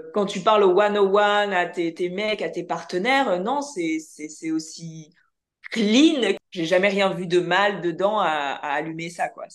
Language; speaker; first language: French; native; French